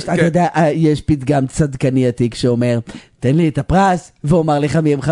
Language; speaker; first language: Hebrew; native; Hebrew